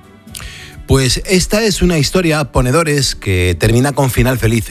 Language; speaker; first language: Spanish; native; Spanish